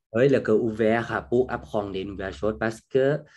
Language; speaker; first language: French; non-native, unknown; Thai